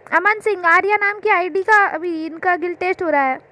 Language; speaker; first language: Hindi; non-native, local second language; Bangla